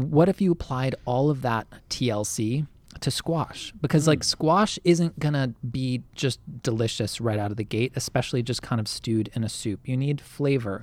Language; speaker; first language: English; native; English